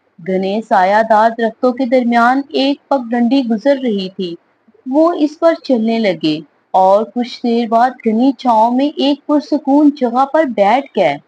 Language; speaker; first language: Urdu; native; Urdu